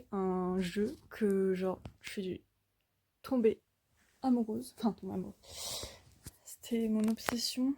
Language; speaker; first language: French; native; French